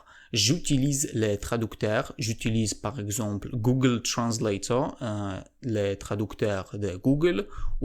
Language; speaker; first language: French; non-native, learner; Polish